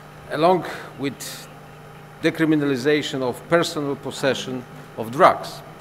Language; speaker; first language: English; non-native, fluent; Polish